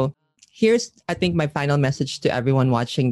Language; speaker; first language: English; non-native, local second language; Filipino